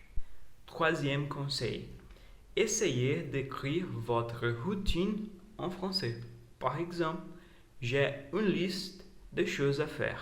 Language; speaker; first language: French; non-native, learner; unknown